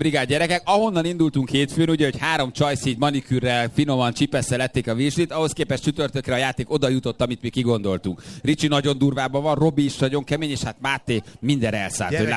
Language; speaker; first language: Hungarian; native; Hungarian